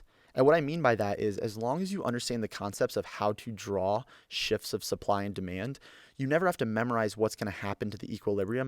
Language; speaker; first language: English; native; English